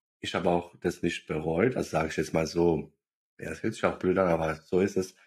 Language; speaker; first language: German; non-native, fluent; Bosnian